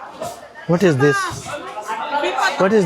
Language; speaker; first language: English; non-native, learner; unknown